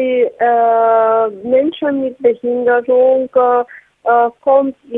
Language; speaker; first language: German; non-native, fluent; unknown